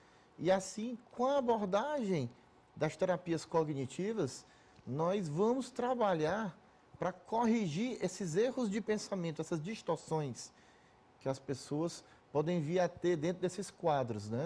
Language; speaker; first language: Portuguese; native; Portuguese